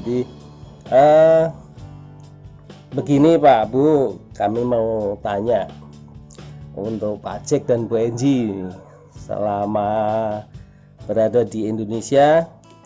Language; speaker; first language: Indonesian; native; Indonesian